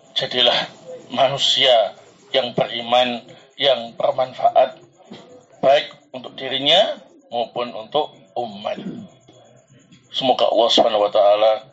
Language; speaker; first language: Indonesian; non-native, local second language; Javanese